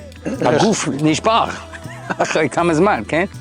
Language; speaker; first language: Hebrew; non-native, learner; English